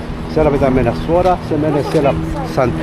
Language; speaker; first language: Finnish; non-native, learner; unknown